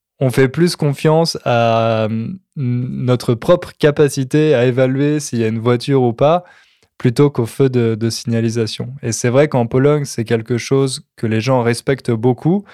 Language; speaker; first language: French; native; French